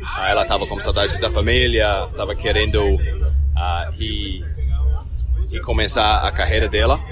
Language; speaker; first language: Portuguese; non-native, fluent; English